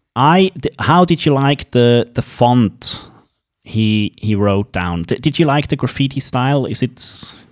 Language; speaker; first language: English; non-native, fluent; German